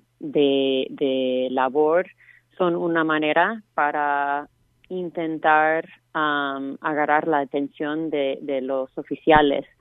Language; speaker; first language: Spanish; non-native, fluent; English